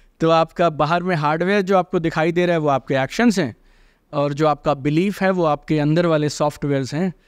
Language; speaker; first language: Hindi; native; Hindi